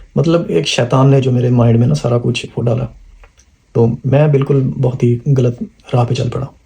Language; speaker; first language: Urdu; non-native, local second language; Punjabi